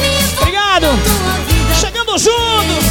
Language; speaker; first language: Portuguese; native; Portuguese